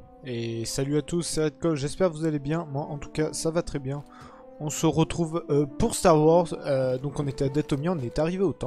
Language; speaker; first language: French; native; French